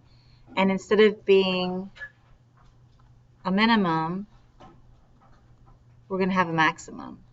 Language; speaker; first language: English; native; English